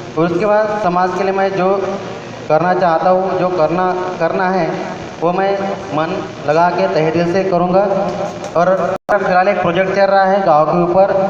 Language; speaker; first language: Hindi; non-native, local second language; Marathi